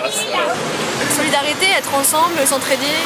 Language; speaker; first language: French; native; French